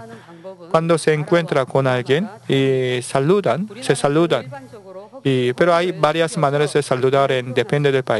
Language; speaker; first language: Spanish; non-native, learner; Korean